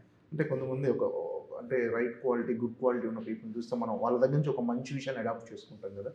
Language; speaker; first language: Telugu; native; Telugu